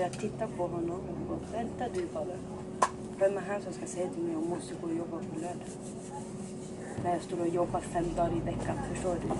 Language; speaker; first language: Swedish; non-native, local second language; Spanish